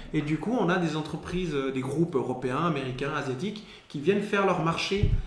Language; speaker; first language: French; early bilingual, other home language; Spanish